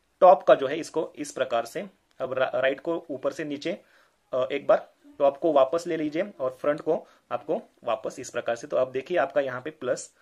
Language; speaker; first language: Hindi; non-native, local second language; Marathi